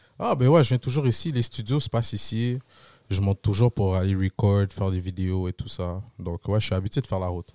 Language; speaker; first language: French; early bilingual, other home language; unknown